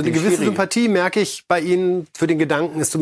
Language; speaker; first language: German; native; German